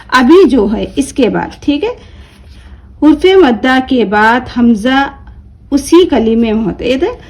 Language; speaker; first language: Urdu; native; Urdu